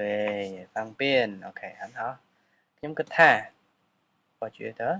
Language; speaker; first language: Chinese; non-native, fluent; Khmer